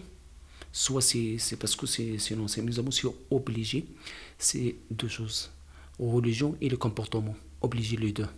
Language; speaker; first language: French; non-native, learner; Arabic